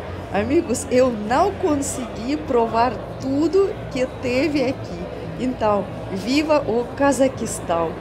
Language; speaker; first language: Portuguese; non-native, fluent; Russian